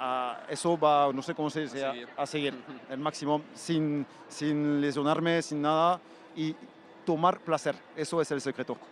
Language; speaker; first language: Spanish; non-native, fluent; French